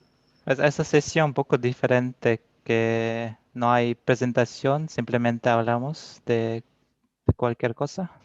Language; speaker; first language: Spanish; non-native, learner; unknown